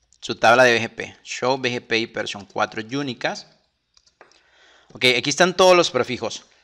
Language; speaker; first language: Spanish; native; Spanish